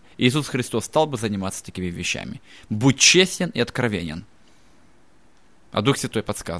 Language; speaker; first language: Russian; native; Russian